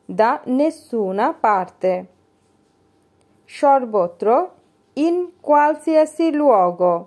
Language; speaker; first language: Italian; non-native, learner; Bangla